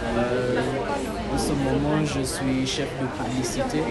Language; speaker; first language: French; non-native, fluent; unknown